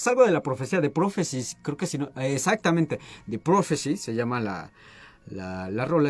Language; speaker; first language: Spanish; native; Spanish